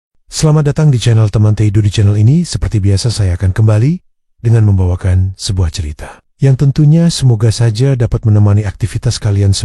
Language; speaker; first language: Indonesian; native; Indonesian